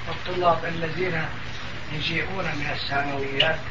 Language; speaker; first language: Arabic; non-native, fluent; Turkish